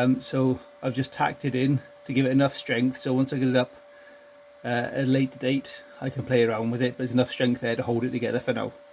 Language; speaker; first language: English; native; English